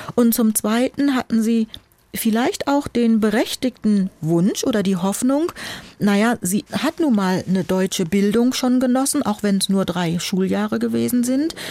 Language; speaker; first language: German; native; German